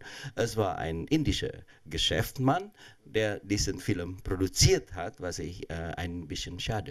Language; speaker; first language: German; non-native, fluent; Indonesian